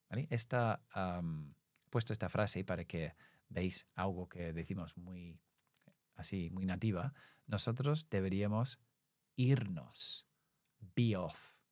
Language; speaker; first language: Spanish; non-native, fluent; English